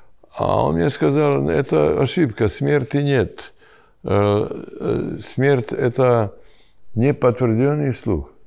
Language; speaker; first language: Russian; non-native, learner; Serbian